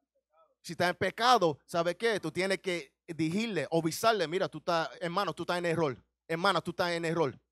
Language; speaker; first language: Spanish; early bilingual, heritage; Spanish